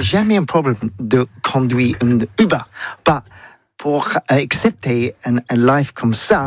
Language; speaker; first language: French; non-native, learner; English